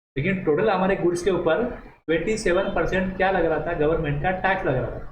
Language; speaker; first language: Hindi; non-native, local second language; Marathi